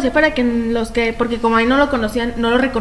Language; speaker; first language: Spanish; native; Spanish